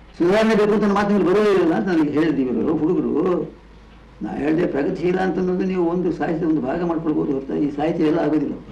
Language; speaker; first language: Kannada; non-native, local second language; Tamil